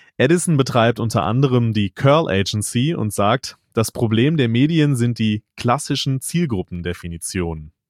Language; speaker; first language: German; native; German